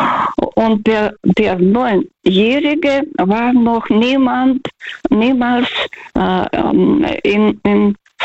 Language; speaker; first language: German; non-native, fluent; Russian